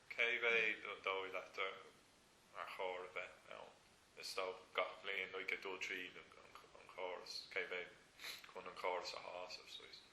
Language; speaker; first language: Irish; non-native, local second language; English